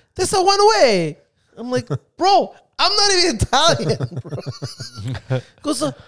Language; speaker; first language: English; early bilingual, other home language; Spanish